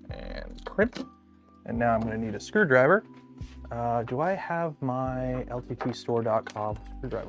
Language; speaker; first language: English; native; English